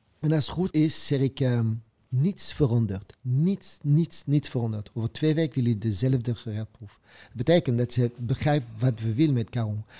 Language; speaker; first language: Dutch; non-native, fluent; French